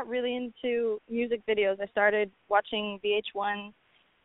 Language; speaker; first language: English; native; English